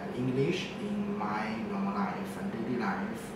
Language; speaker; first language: English; non-native, learner; Chinese